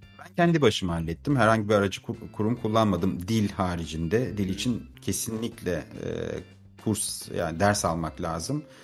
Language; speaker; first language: Turkish; native; Turkish